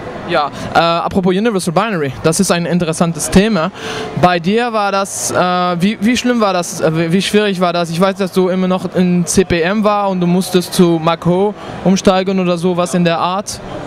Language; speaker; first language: German; non-native, fluent; French